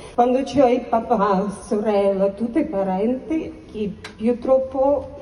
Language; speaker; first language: Italian; non-native, learner; Ukrainian